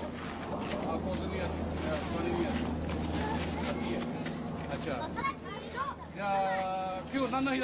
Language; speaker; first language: Japanese; native; Japanese